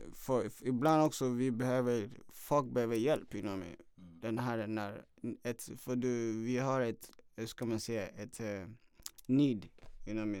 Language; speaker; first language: Swedish; non-native, fluent; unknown